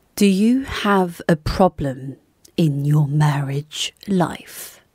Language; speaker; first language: English; non-native, fluent; Korean